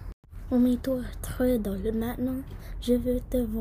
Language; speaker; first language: French; non-native, learner; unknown